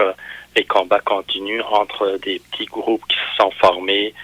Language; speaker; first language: French; non-native, fluent; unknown